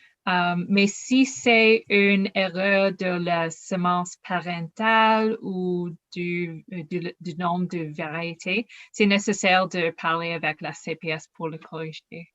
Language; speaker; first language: French; non-native, learner; English